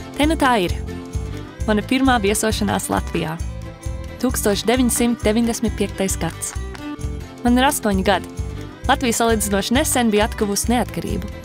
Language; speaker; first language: Latvian; early bilingual, heritage; Latvian